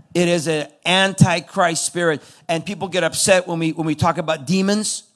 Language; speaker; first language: English; non-native, fluent; Persian